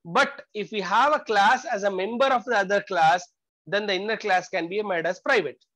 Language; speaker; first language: English; non-native, local second language; Kannada